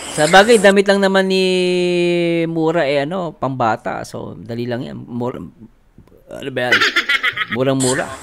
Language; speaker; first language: Filipino; native; Filipino